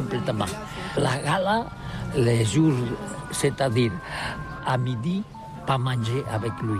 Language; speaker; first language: French; non-native, learner; Catalan